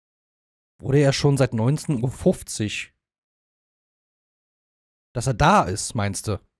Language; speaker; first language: German; native; German